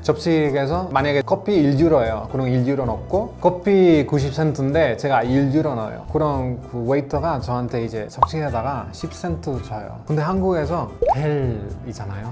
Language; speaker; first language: Korean; non-native, fluent; Spanish